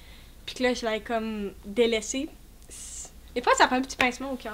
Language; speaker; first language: French; native; French